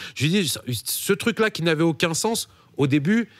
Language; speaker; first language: French; native; French